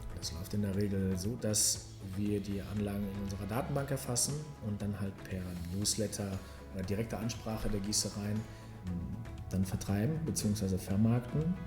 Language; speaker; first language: German; early bilingual, other home language; Serbian